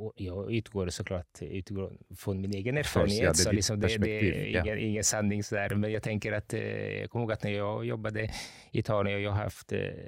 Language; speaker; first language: Swedish; non-native, fluent; Italian